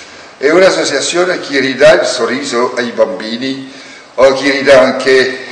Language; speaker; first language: Italian; non-native, learner; French